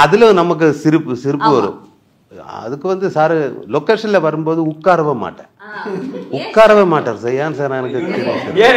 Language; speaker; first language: Tamil; non-native, learner; Malayalam